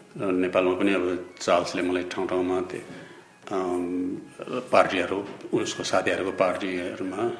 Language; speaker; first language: Nepali; non-native, local second language; Eastern Tamang